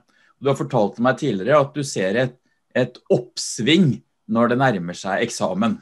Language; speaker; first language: Norwegian; native; Norwegian